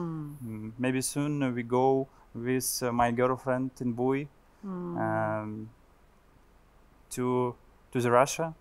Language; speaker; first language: English; non-native, learner; Russian